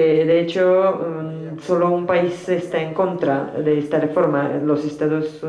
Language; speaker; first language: Spanish; native; Spanish